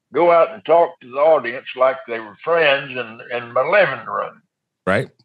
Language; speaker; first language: English; native; English